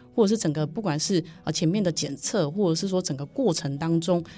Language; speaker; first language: Chinese; native; Chinese